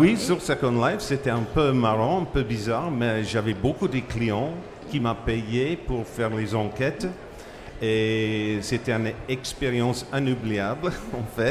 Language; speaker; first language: French; non-native, fluent; English